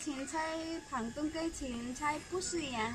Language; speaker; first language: Chinese; non-native, learner; Nepali